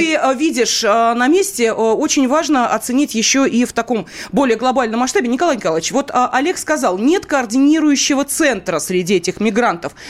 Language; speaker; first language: Russian; native; Russian